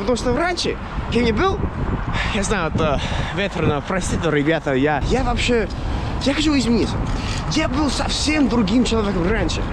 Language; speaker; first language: Russian; non-native, fluent; English